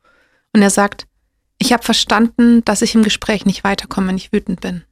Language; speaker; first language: German; native; German